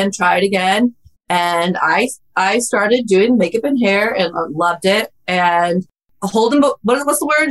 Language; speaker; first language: English; native; English